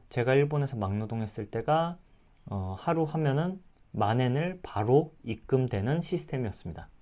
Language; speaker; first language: Korean; native; Korean